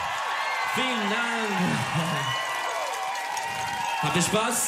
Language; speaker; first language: German; non-native, learner; Turkish